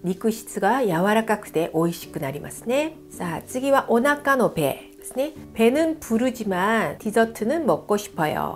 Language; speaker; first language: Japanese; non-native, fluent; Korean